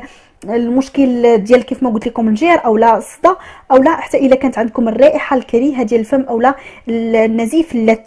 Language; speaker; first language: Arabic; native; Arabic